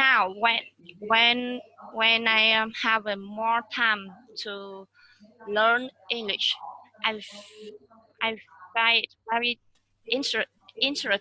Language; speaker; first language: English; non-native, learner; Vietnamese